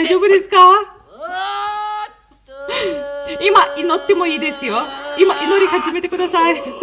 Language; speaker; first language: Japanese; non-native, fluent; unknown